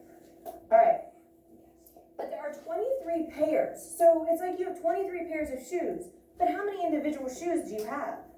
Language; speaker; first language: English; native; English